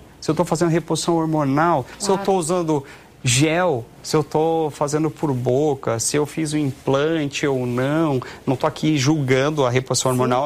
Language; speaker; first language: Portuguese; native; Portuguese